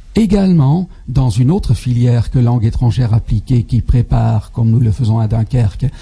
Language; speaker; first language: French; non-native, fluent; Dutch